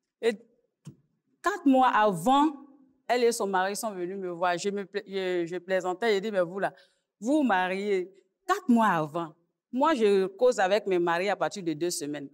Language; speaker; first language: French; native; French